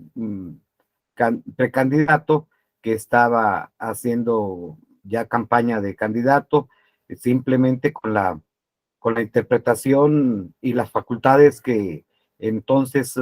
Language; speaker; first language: Spanish; native; Spanish